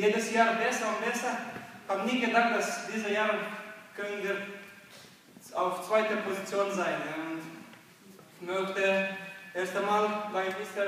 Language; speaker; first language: German; non-native, learner; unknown